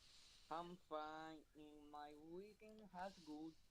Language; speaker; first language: English; non-native, learner; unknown